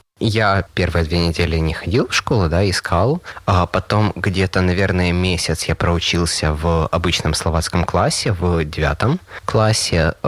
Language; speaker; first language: Russian; native; Russian